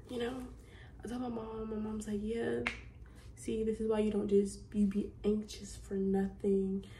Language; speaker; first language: English; native; English